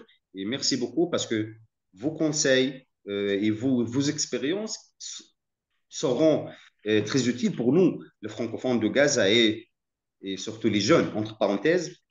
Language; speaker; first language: French; non-native, fluent; Arabic